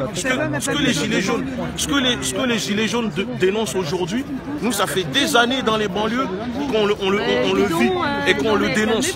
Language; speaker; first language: French; native; French